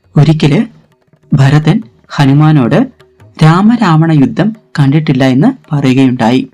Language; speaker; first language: Malayalam; native; Malayalam